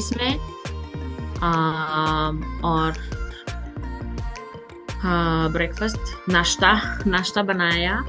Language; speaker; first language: Hindi; non-native, learner; French